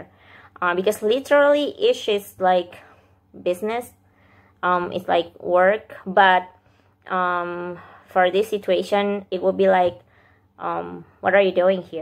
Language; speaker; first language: English; non-native, fluent; Indonesian